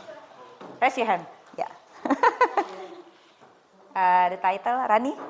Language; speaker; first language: English; non-native, fluent; Indonesian